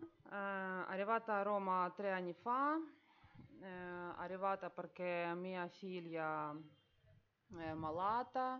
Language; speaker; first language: Italian; non-native, learner; Ukrainian